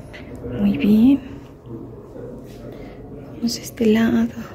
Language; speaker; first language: Spanish; native; Spanish